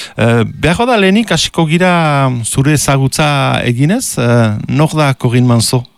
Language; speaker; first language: Basque; native; Basque